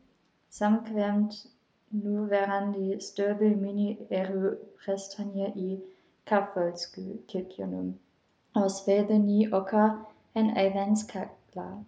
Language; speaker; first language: Icelandic; non-native, learner; German